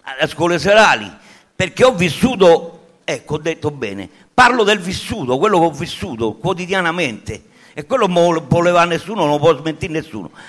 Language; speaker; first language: Italian; native; Italian